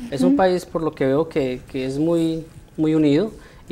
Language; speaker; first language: Spanish; native; Spanish